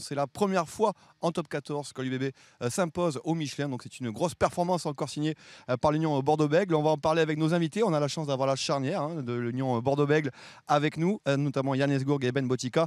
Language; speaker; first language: French; native; French